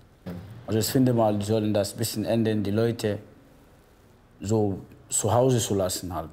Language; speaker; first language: German; non-native, fluent; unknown